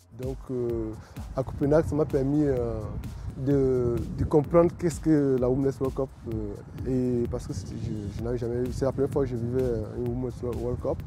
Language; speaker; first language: French; non-native, local second language; Kinyarwanda